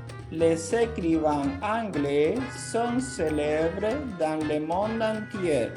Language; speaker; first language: French; non-native, fluent; Portuguese